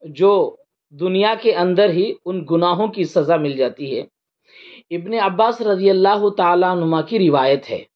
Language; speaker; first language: Urdu; native; Urdu